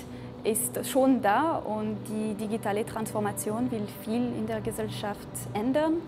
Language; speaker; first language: German; non-native, local second language; French